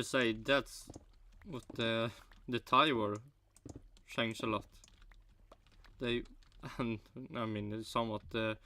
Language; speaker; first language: English; non-native, fluent; Swedish